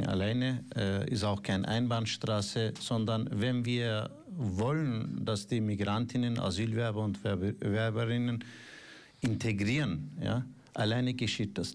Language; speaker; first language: German; non-native, fluent; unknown